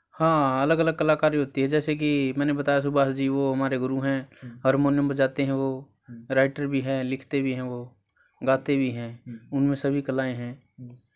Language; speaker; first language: Hindi; native; Hindi